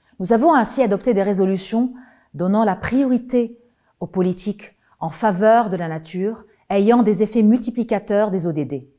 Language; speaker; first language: French; non-native, local second language; Arabic